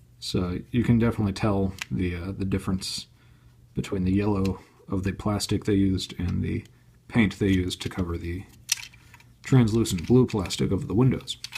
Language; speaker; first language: English; native; English